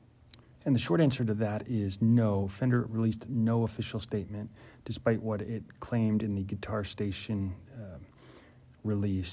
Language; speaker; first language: English; native; English